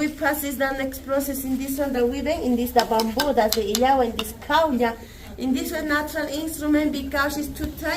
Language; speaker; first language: English; non-native, learner; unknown